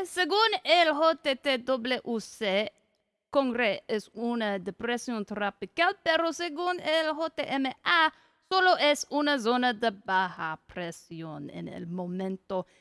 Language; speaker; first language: Spanish; non-native, learner; English